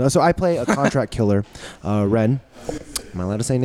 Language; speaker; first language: English; native; English